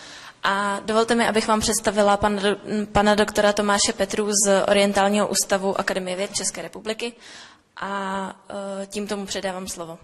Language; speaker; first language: Czech; native; Czech